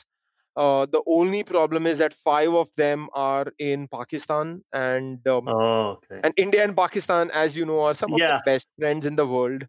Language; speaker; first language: English; non-native, local second language; Hindi